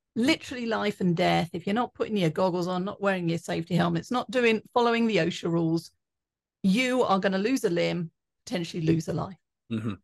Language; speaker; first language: English; native; English